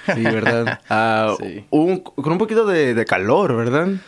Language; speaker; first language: Spanish; native; Spanish